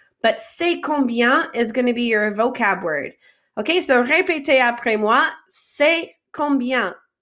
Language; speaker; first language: French; non-native, fluent; English